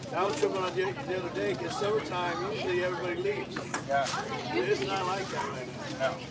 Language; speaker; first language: English; native; English